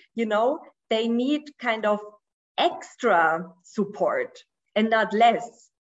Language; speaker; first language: English; non-native, fluent; Portuguese